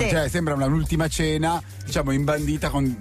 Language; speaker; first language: Italian; native; Italian